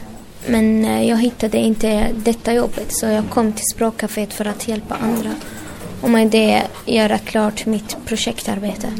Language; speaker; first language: Swedish; early bilingual, other home language; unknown